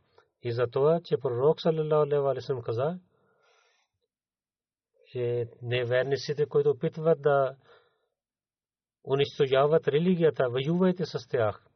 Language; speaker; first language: Bulgarian; non-native, learner; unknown